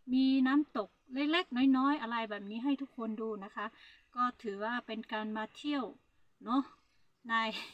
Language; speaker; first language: Thai; non-native, local second language; Hmong